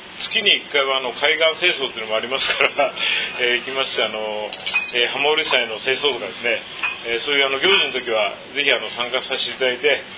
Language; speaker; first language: Japanese; native; Japanese